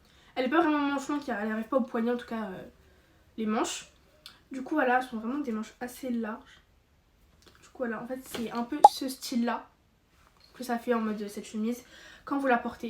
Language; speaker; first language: French; native; French